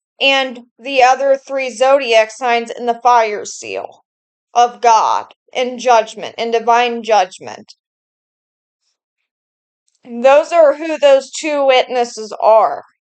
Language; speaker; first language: English; native; English